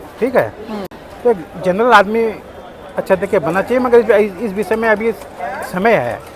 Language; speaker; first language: Hindi; non-native, local second language; Assamese